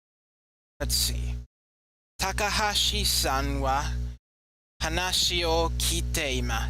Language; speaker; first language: Japanese; non-native, learner; English